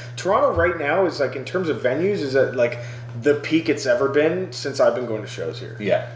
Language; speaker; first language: English; native; English